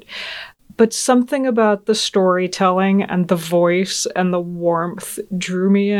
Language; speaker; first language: English; native; English